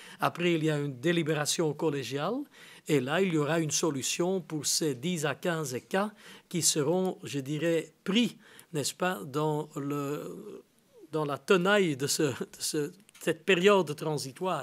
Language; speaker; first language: French; non-native, local second language; Dutch